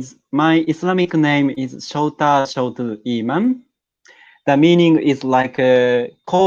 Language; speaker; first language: English; non-native, learner; Japanese